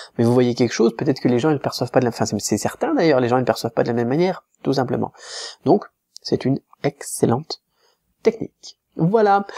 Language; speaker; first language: French; native; French